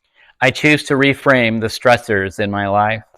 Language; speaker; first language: English; native; English